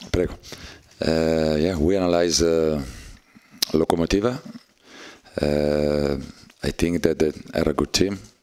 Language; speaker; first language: English; non-native, learner; Italian